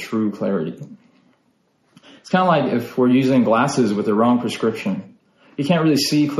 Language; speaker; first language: English; native; English